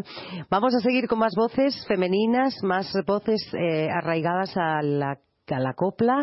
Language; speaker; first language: Spanish; native; Spanish